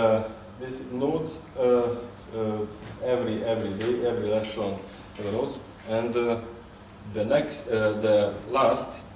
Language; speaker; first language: English; non-native, learner; Hungarian